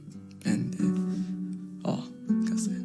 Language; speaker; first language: Swedish; non-native, fluent; Somali